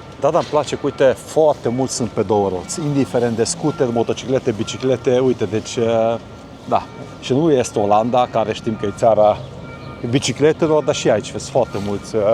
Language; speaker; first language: Romanian; non-native, local second language; Hungarian